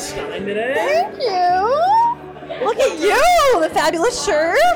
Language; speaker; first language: English; native; English